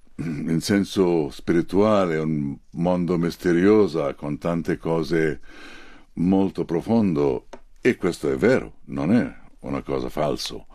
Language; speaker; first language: Italian; non-native, fluent; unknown